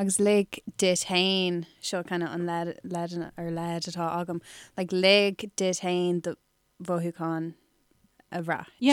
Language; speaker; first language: Irish; non-native, local second language; English